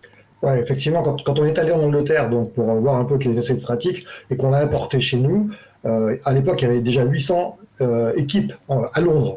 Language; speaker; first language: French; native; French